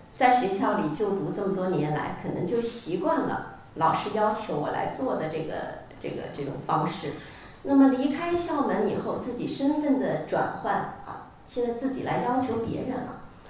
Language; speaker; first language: Chinese; native; Chinese